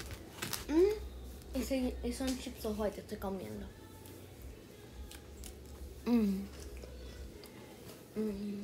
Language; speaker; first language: Spanish; early bilingual, heritage; Spanish